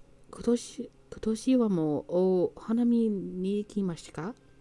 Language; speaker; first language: Japanese; non-native, learner; English